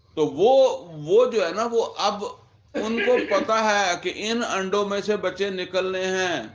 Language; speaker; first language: Urdu; non-native, local second language; Punjabi